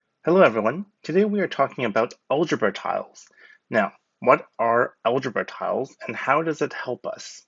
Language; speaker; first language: English; native; English